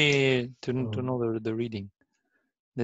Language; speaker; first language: English; non-native, learner; Arabic